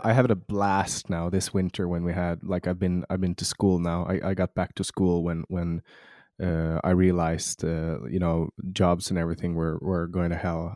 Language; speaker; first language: English; non-native, fluent; Swedish